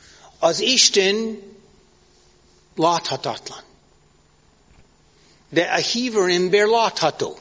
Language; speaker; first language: Hungarian; non-native, learner; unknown